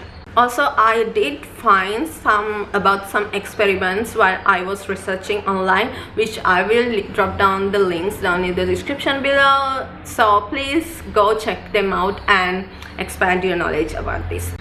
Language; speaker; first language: English; non-native, local second language; Sinhala